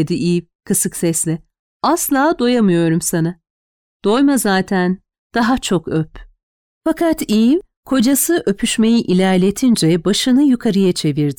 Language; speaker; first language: Turkish; native; Turkish